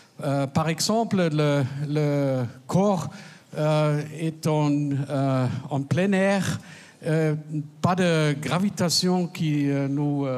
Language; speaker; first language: French; non-native, fluent; German